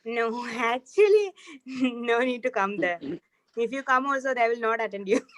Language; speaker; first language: English; non-native, learner; Malayalam